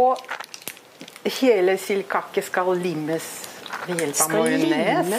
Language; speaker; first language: Norwegian; non-native, fluent; Russian